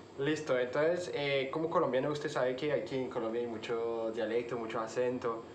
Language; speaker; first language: Spanish; non-native, fluent; French